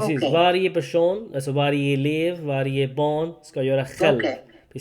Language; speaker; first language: Swedish; non-native, learner; Urdu